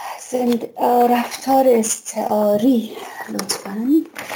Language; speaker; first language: Swedish; non-native, learner; Persian